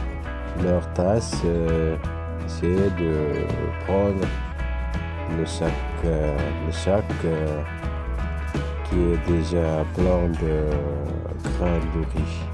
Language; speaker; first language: French; non-native, fluent; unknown